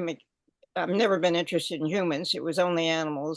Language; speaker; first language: English; native; English